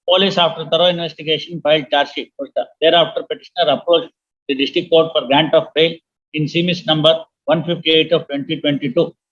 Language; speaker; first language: English; non-native, local second language; Kannada